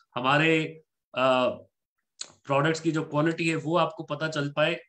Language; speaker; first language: Hindi; native; Hindi